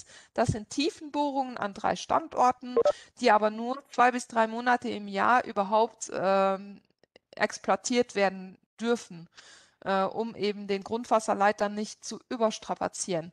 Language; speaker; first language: German; non-native, local second language; Luxembourgish